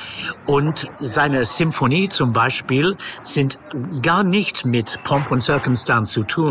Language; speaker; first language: German; non-native, fluent; English